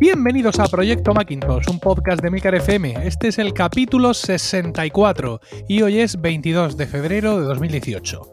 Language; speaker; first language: Spanish; native; Spanish